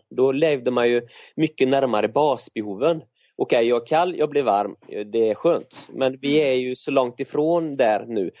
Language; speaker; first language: Swedish; native; Swedish